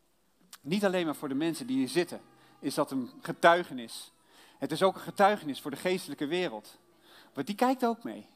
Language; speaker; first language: Dutch; native; Dutch